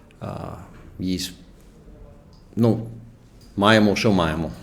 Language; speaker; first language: Ukrainian; non-native, local second language; Russian